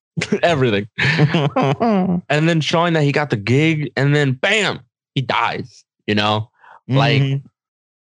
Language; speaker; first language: English; non-native, fluent; Spanish